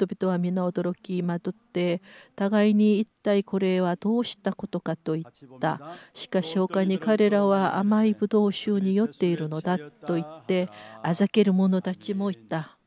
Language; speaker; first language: Japanese; non-native, fluent; Korean